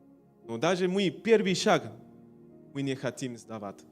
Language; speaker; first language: Russian; non-native, learner; Spanish